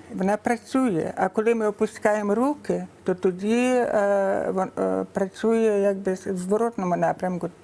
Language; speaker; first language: Ukrainian; native; Ukrainian